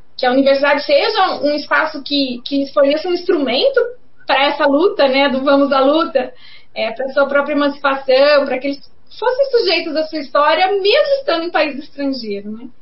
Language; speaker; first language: Portuguese; native; Portuguese